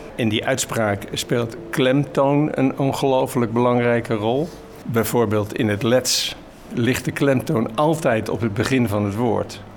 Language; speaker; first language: Dutch; native; Dutch